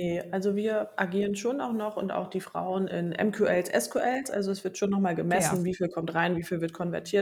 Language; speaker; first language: German; native; German